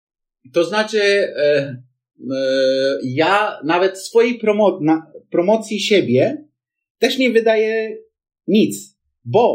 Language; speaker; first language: Polish; non-native, fluent; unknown